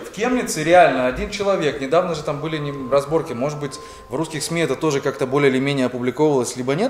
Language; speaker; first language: Russian; native; Russian